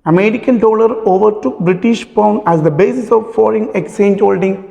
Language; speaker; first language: English; non-native, local second language; Malayalam